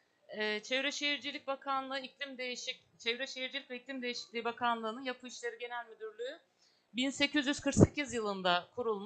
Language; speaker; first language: Turkish; native; Turkish